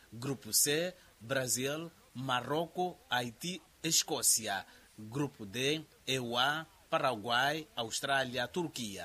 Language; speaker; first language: Portuguese; non-native, local second language; Makhuwa